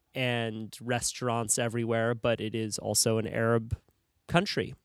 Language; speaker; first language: English; native; English